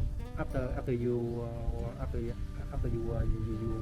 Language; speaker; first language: English; non-native, learner; Vietnamese